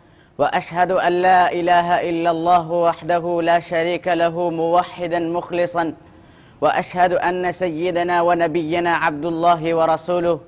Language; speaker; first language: Arabic; non-native, learner; Urdu